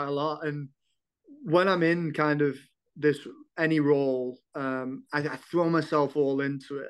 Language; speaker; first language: English; native; English